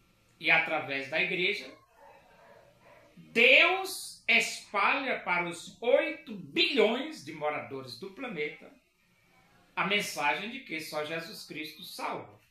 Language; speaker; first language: Portuguese; native; Portuguese